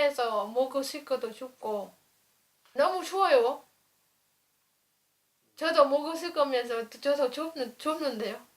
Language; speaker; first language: Korean; non-native, learner; Vietnamese